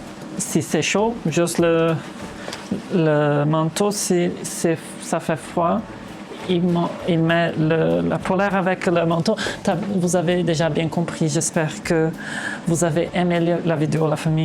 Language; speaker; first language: French; non-native, fluent; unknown